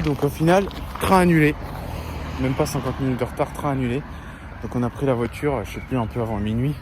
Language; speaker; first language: French; native; French